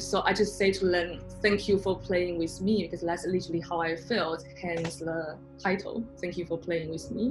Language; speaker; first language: English; non-native, fluent; Chinese